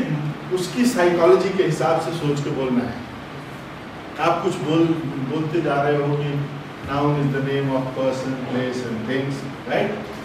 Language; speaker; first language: Hindi; native; Hindi